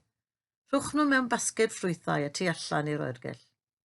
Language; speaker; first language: Welsh; native; Welsh